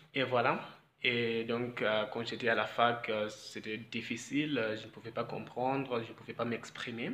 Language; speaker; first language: French; non-native, fluent; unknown